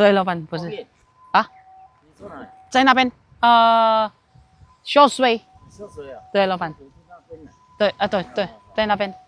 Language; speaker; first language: Chinese; non-native, learner; Filipino